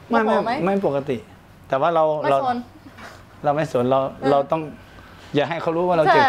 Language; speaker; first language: Thai; native; Thai